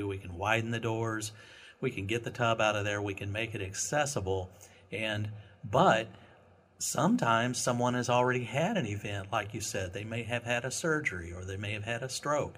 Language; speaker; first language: English; native; English